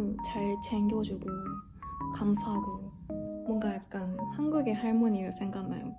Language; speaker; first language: Korean; early bilingual, heritage; Japanese